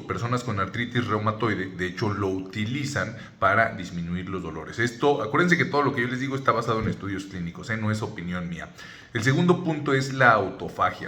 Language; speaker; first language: Spanish; native; Spanish